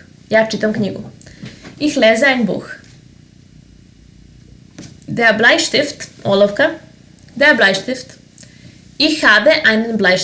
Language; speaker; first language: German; non-native, fluent; Serbian